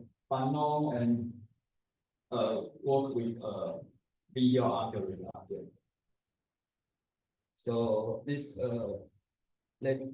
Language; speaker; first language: English; non-native, learner; Chinese